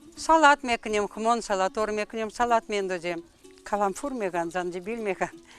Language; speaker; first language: Tajik; non-native, fluent; Russian